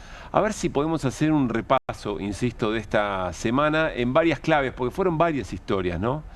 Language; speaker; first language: Spanish; native; Spanish